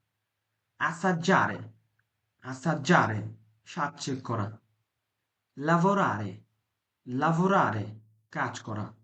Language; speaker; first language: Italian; non-native, fluent; Bangla